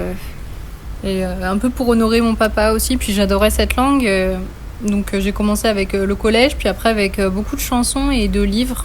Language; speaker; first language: French; native; French